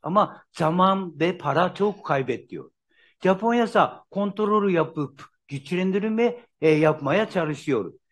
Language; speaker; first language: Turkish; non-native, learner; Japanese